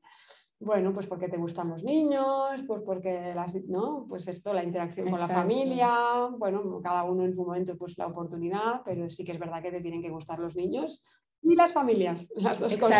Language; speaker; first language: Spanish; native; Spanish